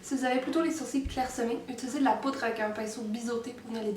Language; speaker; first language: French; native; French